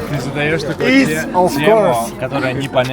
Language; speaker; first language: Russian; native; Russian